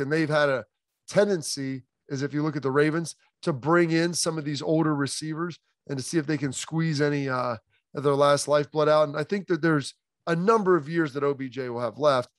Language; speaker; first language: English; native; English